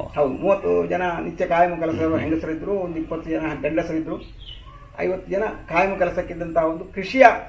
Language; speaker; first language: Kannada; non-native, local second language; Malayalam